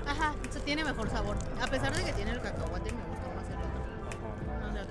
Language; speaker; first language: Spanish; native; Spanish